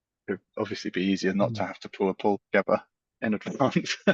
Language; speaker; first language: English; native; English